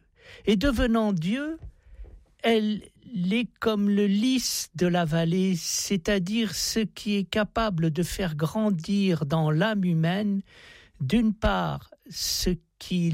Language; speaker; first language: French; native; French